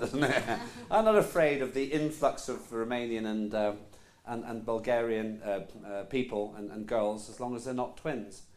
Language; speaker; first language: English; non-native, local second language; Estonian